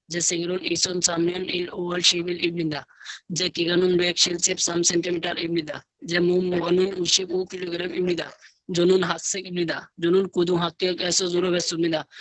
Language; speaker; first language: Korean; non-native, learner; Bangla